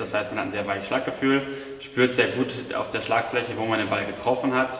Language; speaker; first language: German; native; German